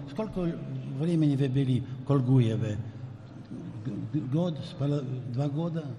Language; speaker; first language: Russian; non-native, fluent; French